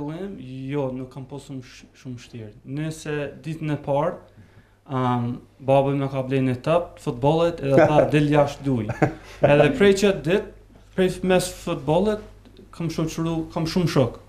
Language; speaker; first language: Albanian; early bilingual, other home language; English